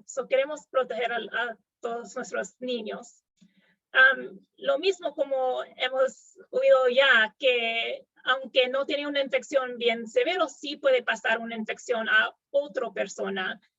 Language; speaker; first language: Spanish; non-native, fluent; English